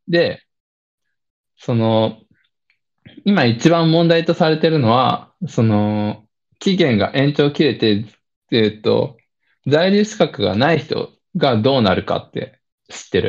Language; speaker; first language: Japanese; early bilingual, other home language; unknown